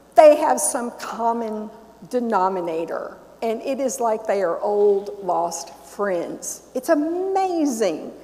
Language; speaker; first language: English; native; English